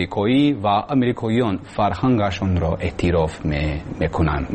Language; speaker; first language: Persian; non-native, learner; English